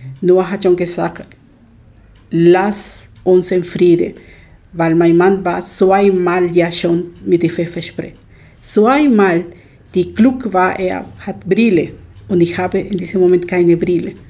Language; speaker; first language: German; non-native, learner; Spanish